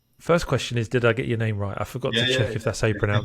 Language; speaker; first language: English; native; English